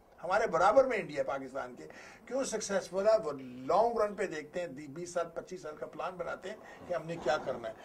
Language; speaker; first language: Urdu; native; Urdu